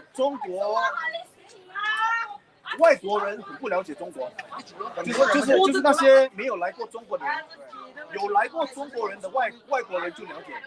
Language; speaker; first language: Chinese; early bilingual, heritage; Chinese